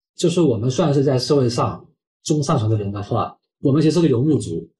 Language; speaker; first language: Chinese; non-native, local second language; Cantonese